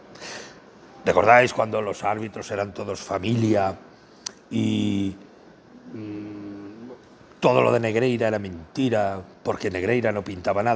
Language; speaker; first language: Spanish; native; Spanish